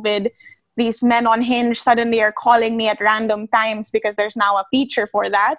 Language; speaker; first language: English; non-native, local second language; Filipino